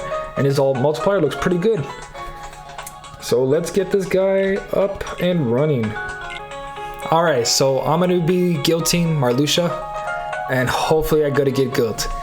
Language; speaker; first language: English; native; English